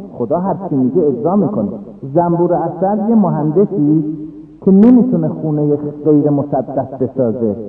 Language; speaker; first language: Persian; non-native, local second language; Azerbaijani